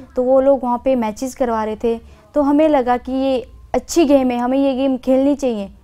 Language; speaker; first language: Hindi; native; Hindi